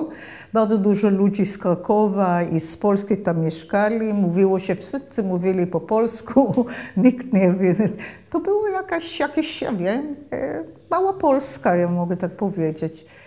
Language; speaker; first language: Polish; early bilingual, heritage; Polish